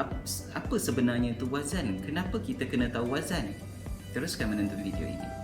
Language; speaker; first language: Malay; native; Malay